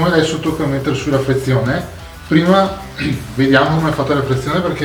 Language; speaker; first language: Italian; native; Italian